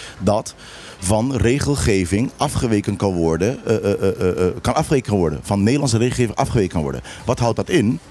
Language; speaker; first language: Dutch; non-native, local second language; Papiamento